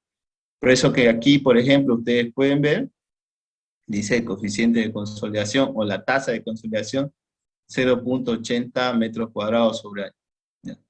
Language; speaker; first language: Spanish; native; Spanish